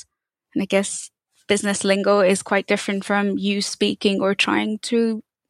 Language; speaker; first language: English; native; English